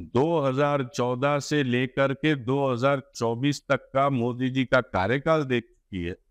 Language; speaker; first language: Hindi; non-native, local second language; Gujarati